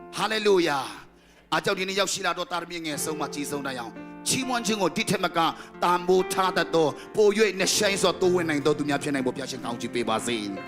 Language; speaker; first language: Burmese; non-native, local second language; Tedim Chin